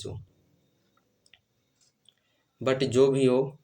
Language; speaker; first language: Hindi; native; Hindi